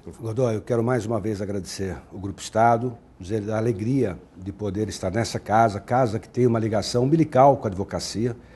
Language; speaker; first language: Portuguese; native; Portuguese